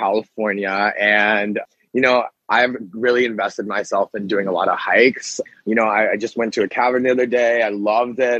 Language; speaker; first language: English; native; English